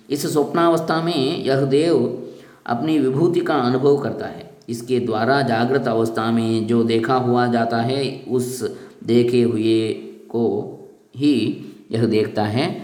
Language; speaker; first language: Hindi; non-native, local second language; Kannada